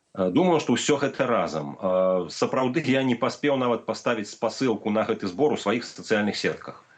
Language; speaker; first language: Belarusian; native; Belarusian